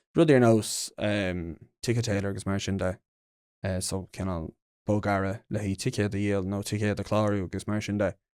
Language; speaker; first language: Irish; non-native, local second language; English